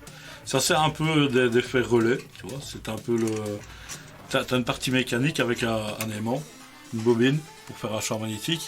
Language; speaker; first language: French; native; French